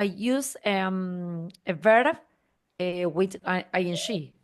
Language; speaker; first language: English; non-native, learner; Spanish